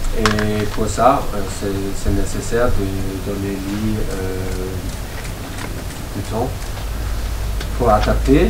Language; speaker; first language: French; non-native, learner; German